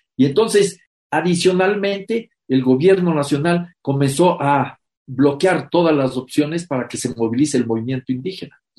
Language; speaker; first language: Spanish; native; Spanish